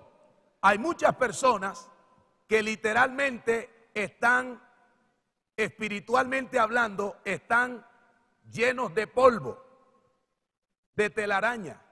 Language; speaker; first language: Spanish; native; Spanish